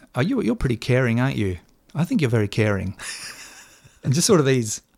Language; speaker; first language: English; native; English